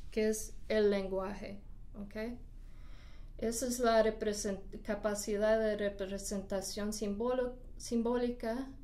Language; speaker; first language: Spanish; non-native, fluent; English